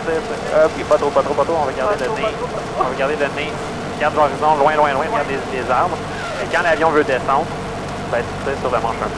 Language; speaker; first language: French; native; French